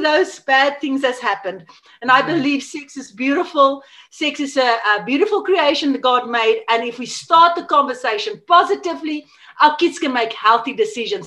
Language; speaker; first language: English; non-native, local second language; Afrikaans